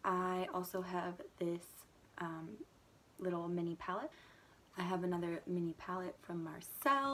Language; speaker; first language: English; native; English